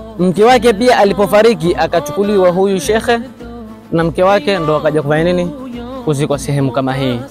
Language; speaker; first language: Swahili; native; Swahili